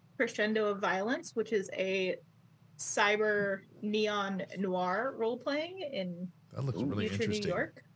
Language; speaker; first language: English; native; English